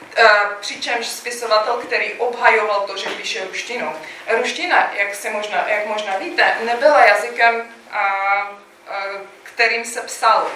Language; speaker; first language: Czech; non-native, fluent; Russian